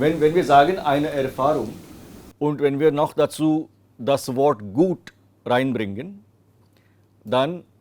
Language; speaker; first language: German; non-native, fluent; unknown